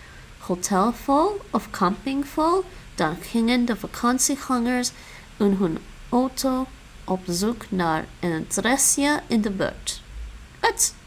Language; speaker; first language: Dutch; non-native, learner; English